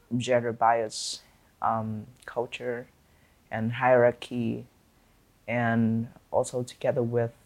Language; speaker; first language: English; non-native, fluent; Vietnamese